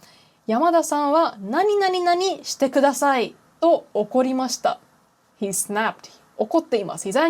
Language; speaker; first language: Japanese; non-native, fluent; English